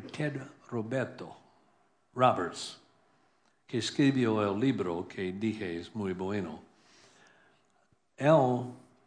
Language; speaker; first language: Spanish; non-native, learner; English